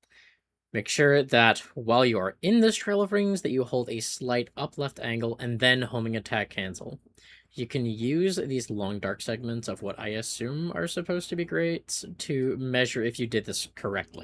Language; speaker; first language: English; native; English